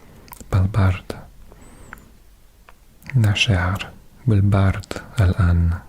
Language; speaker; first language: Arabic; non-native, learner; English